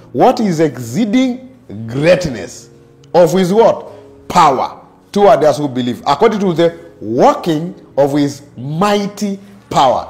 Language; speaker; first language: English; non-native, local second language; Swahili